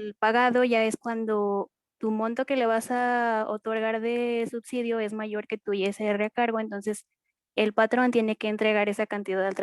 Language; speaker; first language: Spanish; native; Spanish